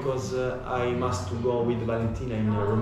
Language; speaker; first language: English; non-native, learner; Italian